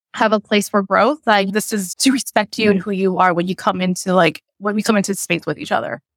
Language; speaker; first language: English; early bilingual, other home language; Western Cham